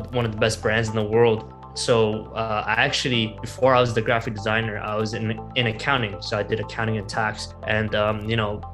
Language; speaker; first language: English; native; English